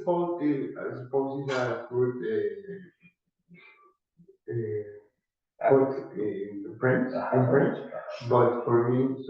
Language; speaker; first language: English; non-native, learner; Spanish